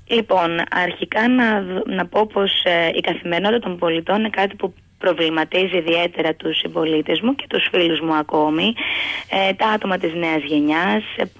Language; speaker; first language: Greek; native; Greek